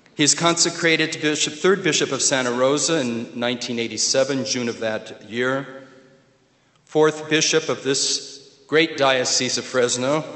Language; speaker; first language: English; native; English